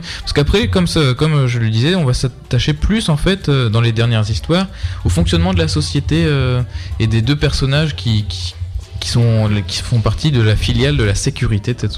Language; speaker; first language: French; native; French